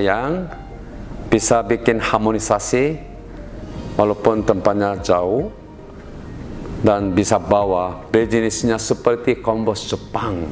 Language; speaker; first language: Indonesian; non-native, learner; Korean